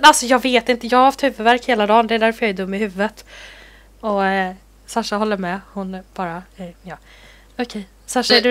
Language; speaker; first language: Swedish; native; Swedish